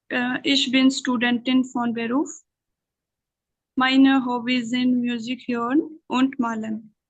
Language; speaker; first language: German; non-native, learner; Hindi